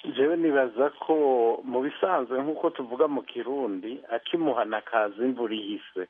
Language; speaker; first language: Rundi; native; Rundi